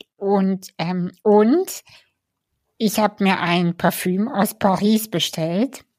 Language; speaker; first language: German; early bilingual, other home language; Russian